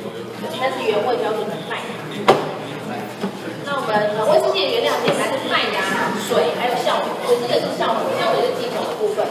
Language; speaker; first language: Chinese; native; Chinese